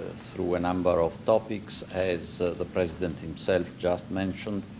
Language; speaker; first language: English; non-native, fluent; Italian